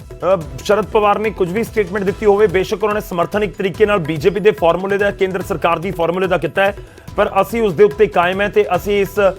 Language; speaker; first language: Punjabi; non-native, local second language; Hindi